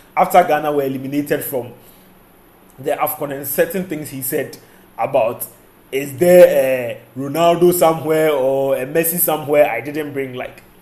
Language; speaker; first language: English; non-native, local second language; Akan